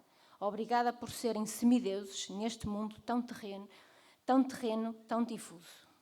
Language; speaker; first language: Portuguese; native; Portuguese